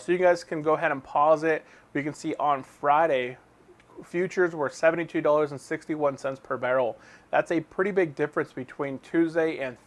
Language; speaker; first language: English; native; English